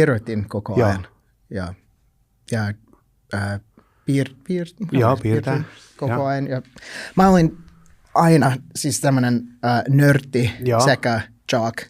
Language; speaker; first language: Finnish; non-native, learner; English